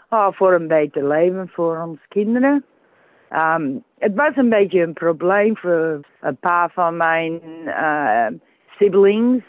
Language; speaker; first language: Dutch; early bilingual, heritage; Dutch